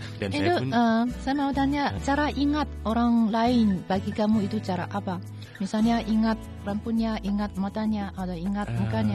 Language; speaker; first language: Indonesian; non-native, fluent; Chinese